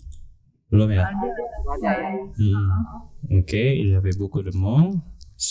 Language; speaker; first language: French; non-native, fluent; Indonesian